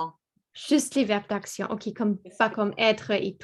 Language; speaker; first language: French; non-native, learner; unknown